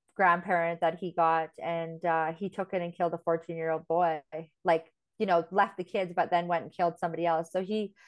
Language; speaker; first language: English; native; English